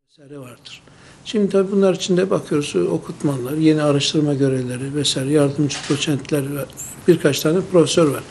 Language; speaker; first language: Turkish; native; Turkish